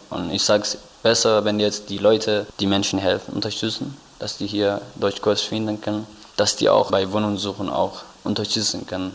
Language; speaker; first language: German; non-native, learner; Tigrinya